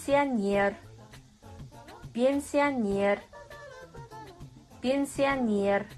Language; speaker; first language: Russian; non-native, fluent; Kazakh